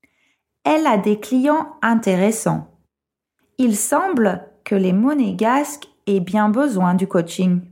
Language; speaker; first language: French; non-native, fluent; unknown